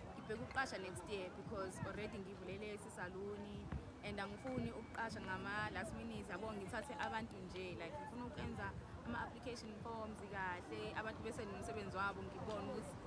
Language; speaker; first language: Zulu; native; Zulu